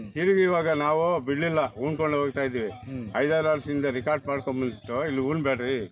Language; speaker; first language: Kannada; native; Kannada